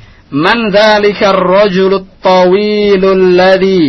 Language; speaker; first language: Arabic; non-native, fluent; Indonesian